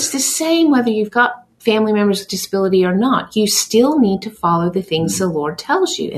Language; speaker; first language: English; native; English